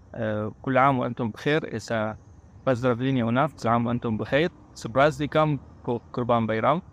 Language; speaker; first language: Russian; non-native, learner; Arabic